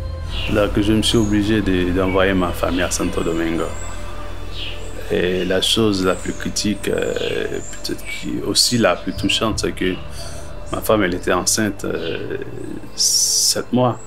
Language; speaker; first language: French; non-native, local second language; Haitian Creole